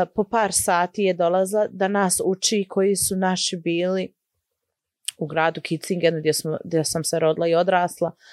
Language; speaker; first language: Croatian; early bilingual, heritage; Bosnian